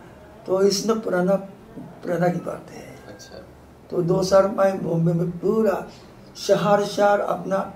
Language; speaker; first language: Hindi; non-native, fluent; Japanese